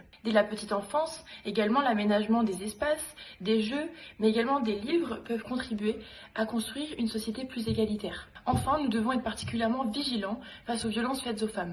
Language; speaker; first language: French; native; French